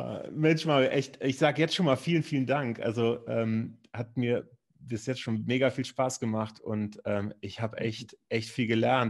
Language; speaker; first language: German; native; German